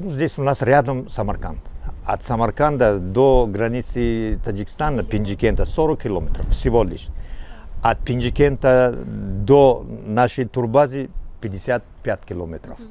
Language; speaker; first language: Russian; non-native, local second language; Tajik